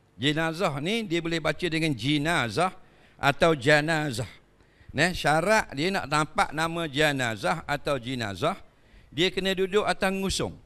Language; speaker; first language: Malay; native; Malay